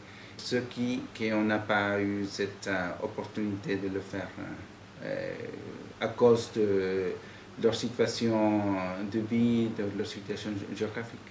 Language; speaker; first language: French; non-native, fluent; Spanish